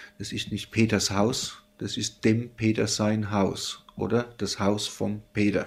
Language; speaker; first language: German; native; German